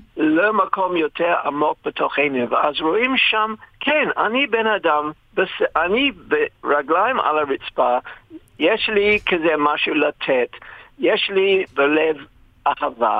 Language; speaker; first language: Hebrew; non-native, fluent; English